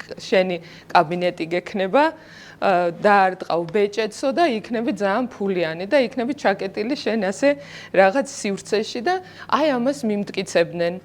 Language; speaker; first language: Georgian; non-native, local second language; Russian